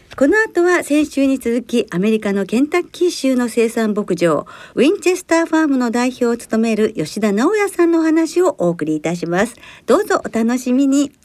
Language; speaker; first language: Japanese; native; Japanese